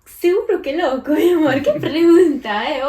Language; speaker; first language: Spanish; non-native, fluent; Ukrainian